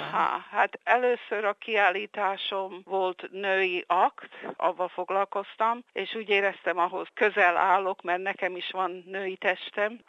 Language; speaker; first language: Hungarian; early bilingual, heritage; Hungarian